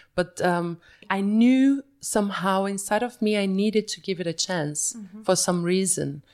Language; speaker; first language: English; early bilingual, other home language; Portuguese